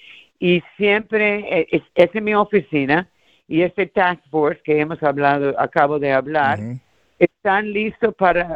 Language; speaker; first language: Spanish; early bilingual, heritage; Spanish